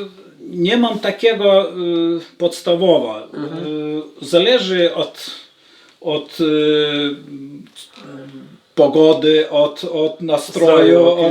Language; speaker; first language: Polish; non-native, learner; Lithuanian